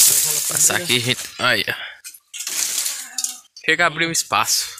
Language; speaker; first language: Portuguese; native; Portuguese